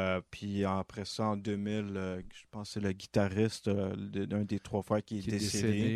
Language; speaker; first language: French; native; French